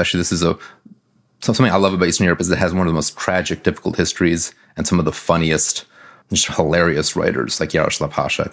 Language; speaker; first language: English; native; English